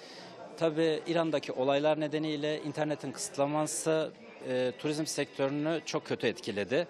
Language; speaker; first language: Turkish; native; Turkish